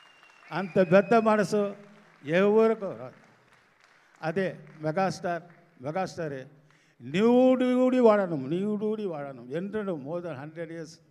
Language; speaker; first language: Telugu; non-native, learner; Tamil